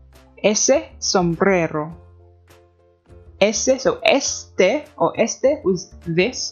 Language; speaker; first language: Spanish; non-native, learner; English